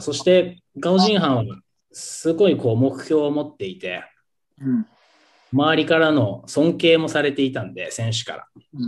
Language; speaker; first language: Japanese; native; Japanese